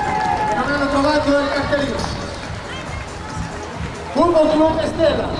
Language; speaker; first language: Italian; non-native, fluent; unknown